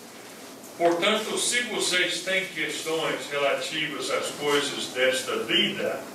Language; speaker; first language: Portuguese; non-native, fluent; English